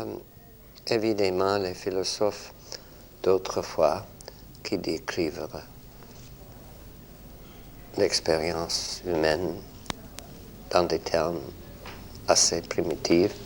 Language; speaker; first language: French; non-native, fluent; English